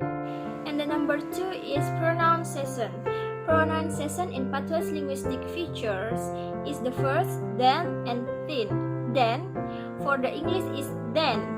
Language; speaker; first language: English; non-native, learner; Indonesian